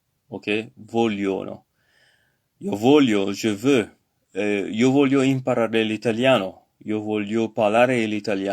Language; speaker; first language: Italian; non-native, learner; French